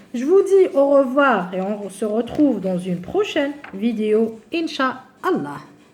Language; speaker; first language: French; non-native, local second language; Arabic